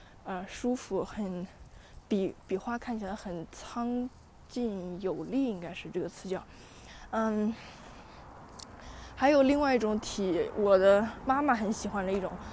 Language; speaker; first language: Chinese; early bilingual, heritage; Chinese